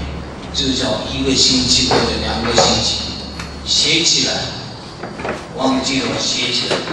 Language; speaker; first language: Chinese; non-native, learner; Korean